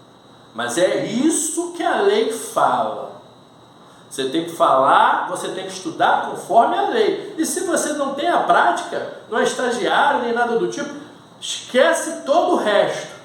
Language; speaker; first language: Portuguese; native; Portuguese